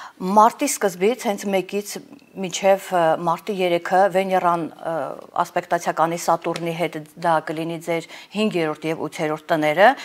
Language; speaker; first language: Armenian; native; Armenian